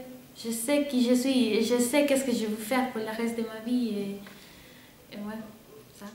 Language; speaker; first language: French; non-native, fluent; Spanish